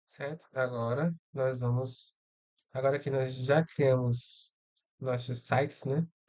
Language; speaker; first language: Portuguese; native; Portuguese